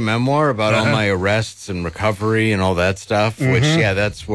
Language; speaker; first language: English; native; English